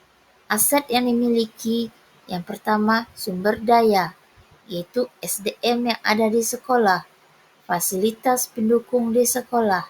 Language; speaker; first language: Indonesian; native; Indonesian